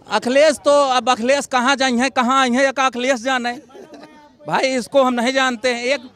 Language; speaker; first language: Hindi; native; Hindi